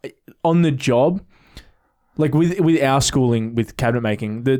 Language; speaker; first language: English; native; English